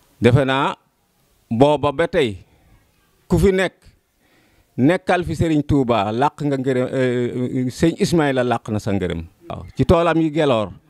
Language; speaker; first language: Wolof; non-native, local second language; Serer